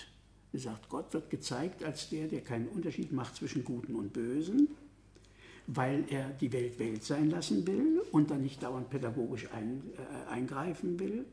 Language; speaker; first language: German; native; German